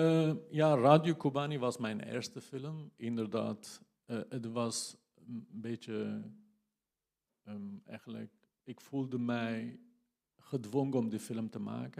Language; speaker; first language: Dutch; non-native, fluent; Kurdish